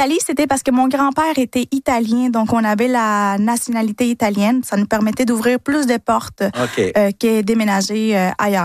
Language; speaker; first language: French; early bilingual, other home language; Spanish